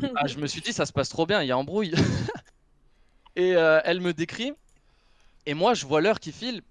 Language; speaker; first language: French; native; French